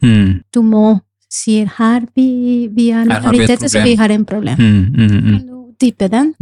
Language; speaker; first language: Norwegian; non-native, fluent; Spanish